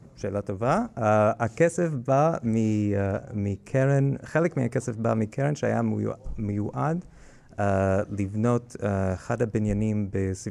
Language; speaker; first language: Hebrew; non-native, fluent; English